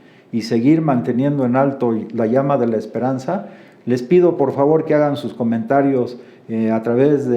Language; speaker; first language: Spanish; native; Spanish